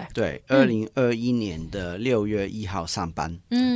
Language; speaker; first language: Chinese; non-native, local second language; Cantonese